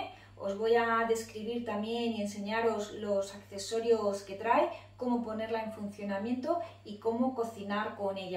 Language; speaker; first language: Spanish; native; Spanish